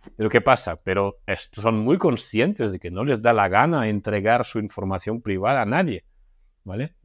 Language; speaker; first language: Spanish; non-native, fluent; Russian